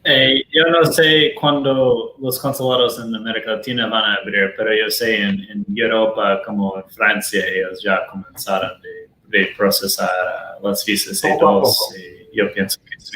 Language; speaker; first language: Spanish; non-native, fluent; Portuguese